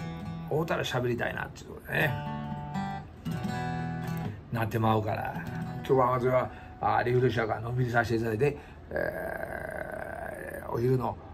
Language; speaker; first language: Japanese; native; Japanese